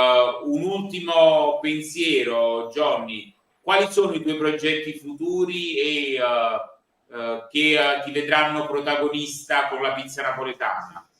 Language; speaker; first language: Italian; native; Italian